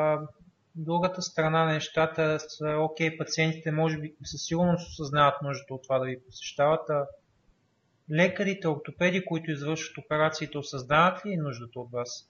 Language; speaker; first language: Bulgarian; native; Bulgarian